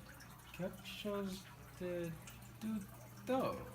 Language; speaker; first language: French; non-native, learner; English